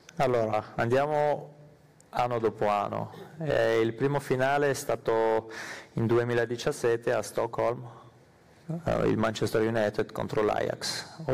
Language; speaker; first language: Italian; non-native, fluent; Armenian